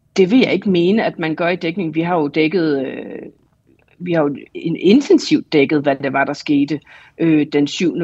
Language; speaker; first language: Danish; native; Danish